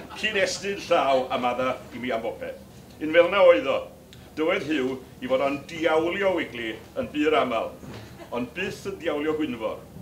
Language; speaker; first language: Welsh; native; Welsh